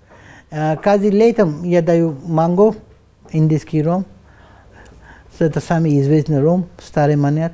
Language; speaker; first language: Russian; non-native, learner; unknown